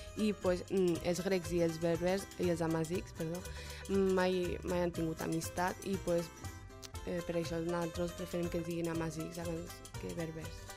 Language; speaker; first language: Catalan; early bilingual, other home language; Berber languages